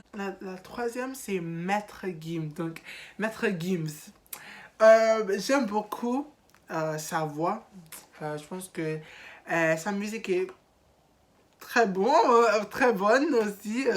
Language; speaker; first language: French; non-native, learner; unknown